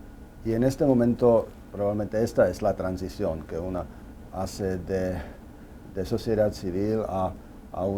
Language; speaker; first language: Spanish; non-native, fluent; Czech